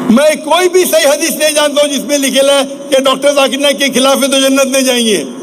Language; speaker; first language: Urdu; non-native, local second language; Konkani